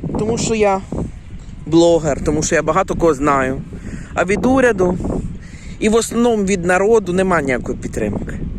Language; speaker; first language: Ukrainian; native; Ukrainian